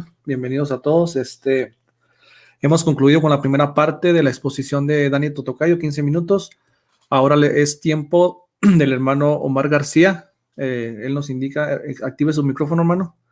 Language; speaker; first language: Spanish; native; Spanish